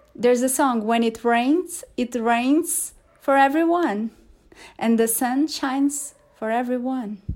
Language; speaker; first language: English; non-native, fluent; Portuguese